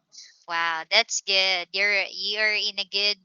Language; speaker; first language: English; non-native, local second language; Filipino